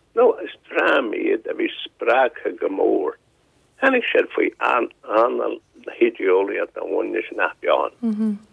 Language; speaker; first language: Irish; non-native, local second language; English